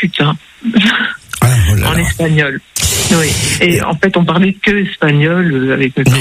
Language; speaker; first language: French; early bilingual, other home language; Spanish